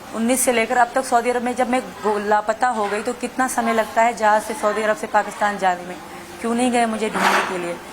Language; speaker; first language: Urdu; non-native, local second language; Sindhi